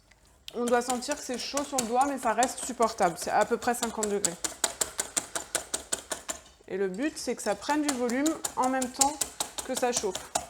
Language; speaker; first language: French; native; French